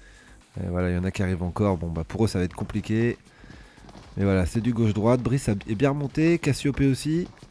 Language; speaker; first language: French; native; French